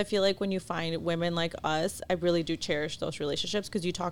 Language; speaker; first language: English; non-native, fluent; Spanish